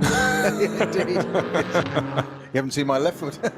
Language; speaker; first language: English; native; English